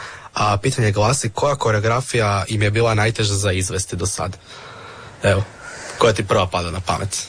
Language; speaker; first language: Serbian; native; Serbian